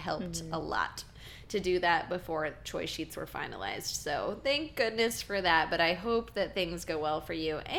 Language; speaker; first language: English; native; English